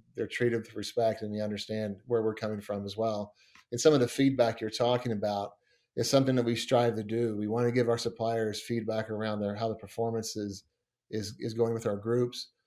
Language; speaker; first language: English; native; English